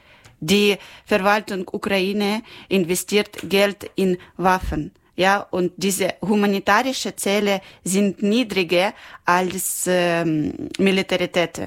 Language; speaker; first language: German; non-native, learner; Ukrainian